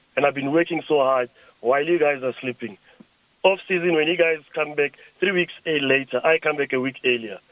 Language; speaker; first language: English; non-native, local second language; Tsonga